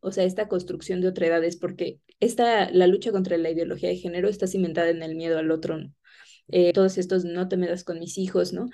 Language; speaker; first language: Spanish; native; Spanish